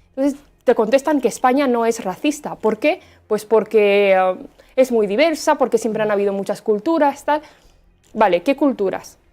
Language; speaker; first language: Spanish; early bilingual, other home language; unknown